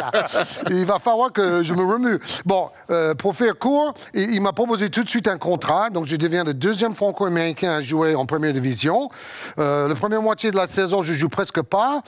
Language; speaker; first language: French; non-native, fluent; English